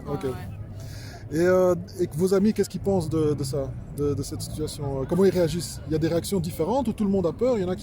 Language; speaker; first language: French; native; French